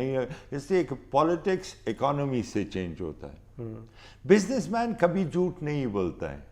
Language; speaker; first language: Urdu; non-native, fluent; Pashto